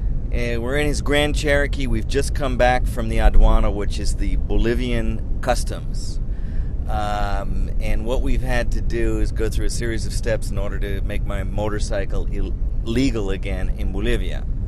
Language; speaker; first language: English; native; English